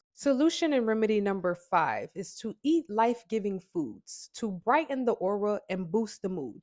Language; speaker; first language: English; native; English